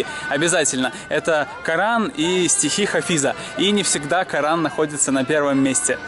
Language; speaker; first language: Russian; native; Russian